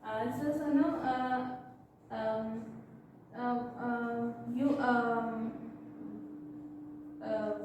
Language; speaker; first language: English; non-native, learner; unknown